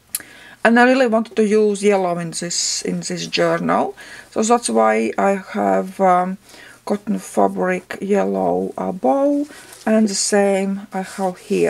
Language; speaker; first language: English; non-native, fluent; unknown